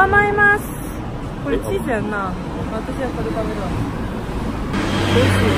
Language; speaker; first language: Japanese; non-native, learner; Korean